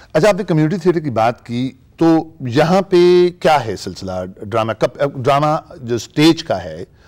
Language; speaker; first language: Urdu; native; Urdu